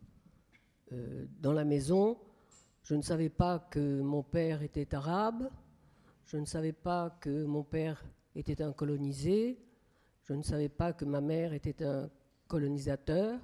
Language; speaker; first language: French; native; French